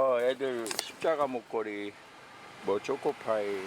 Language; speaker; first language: Korean; native; Korean